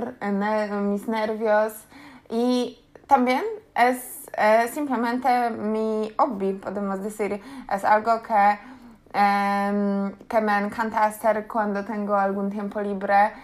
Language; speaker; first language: Spanish; non-native, learner; Polish